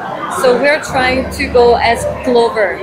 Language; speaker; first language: English; non-native, fluent; Korean